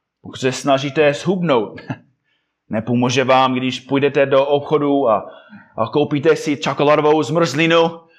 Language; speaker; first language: Czech; non-native, fluent; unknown